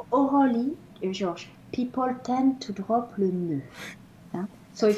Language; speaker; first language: English; non-native, fluent; French